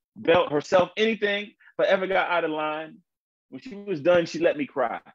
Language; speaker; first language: English; native; English